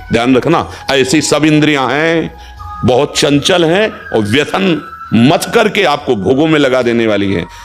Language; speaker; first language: Hindi; native; Hindi